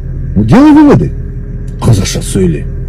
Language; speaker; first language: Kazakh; non-native, local second language; Russian